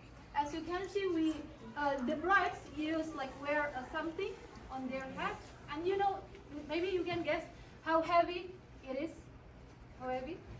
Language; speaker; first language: English; non-native, local second language; Indonesian